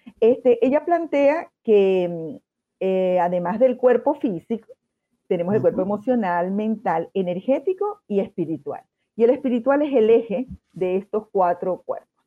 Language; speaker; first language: Spanish; native; Spanish